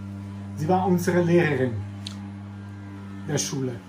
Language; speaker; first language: German; non-native, fluent; Italian